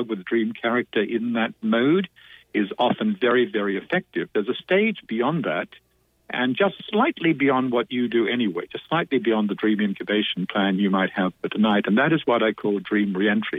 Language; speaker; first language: English; native; English